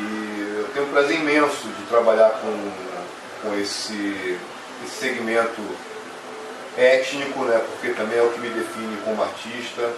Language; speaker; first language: Portuguese; native; Portuguese